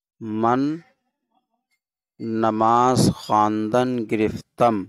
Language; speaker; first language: Persian; non-native, fluent; Urdu